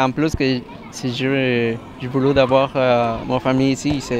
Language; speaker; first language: French; non-native, learner; Spanish